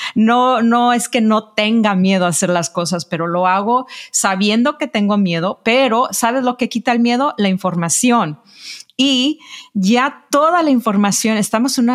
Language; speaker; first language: Spanish; early bilingual, heritage; Spanish